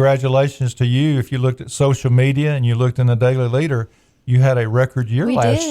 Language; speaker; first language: English; native; English